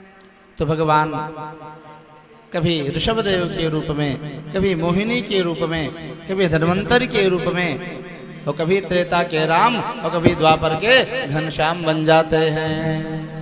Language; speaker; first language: Hindi; native; Hindi